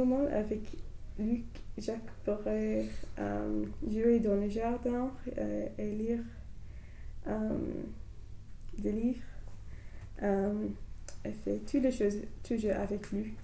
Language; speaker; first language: French; non-native, learner; English